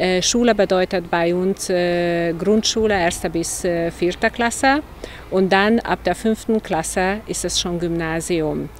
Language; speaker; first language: German; non-native, local second language; Hungarian